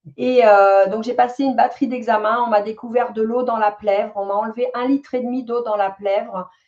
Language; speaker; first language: French; native; French